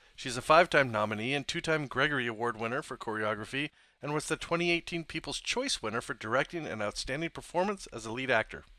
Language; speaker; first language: English; native; English